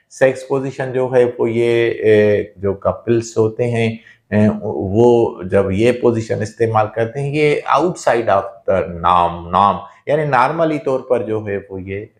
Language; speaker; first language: Urdu; non-native, local second language; Sindhi